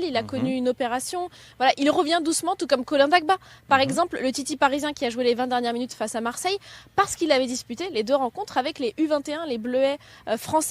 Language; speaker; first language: French; native; French